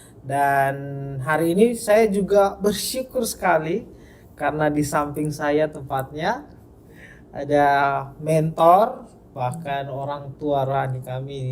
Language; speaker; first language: Indonesian; native; Indonesian